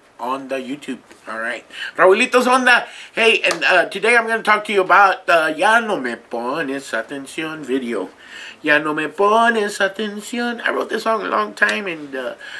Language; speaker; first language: English; early bilingual, other home language; Spanish